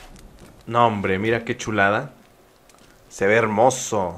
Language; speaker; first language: Spanish; native; Spanish